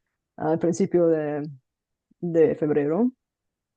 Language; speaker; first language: Spanish; non-native, fluent; Bulgarian